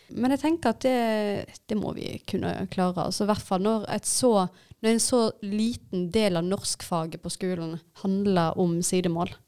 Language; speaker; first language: Norwegian; native; Norwegian